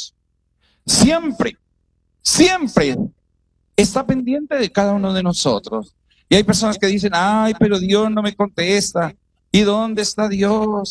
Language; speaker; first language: Spanish; native; Spanish